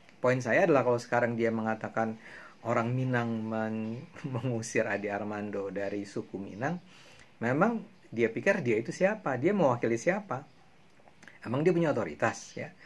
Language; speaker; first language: Indonesian; native; Indonesian